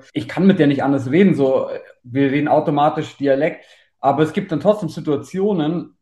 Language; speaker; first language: German; native; German